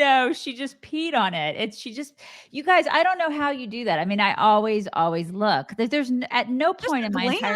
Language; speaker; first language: English; native; English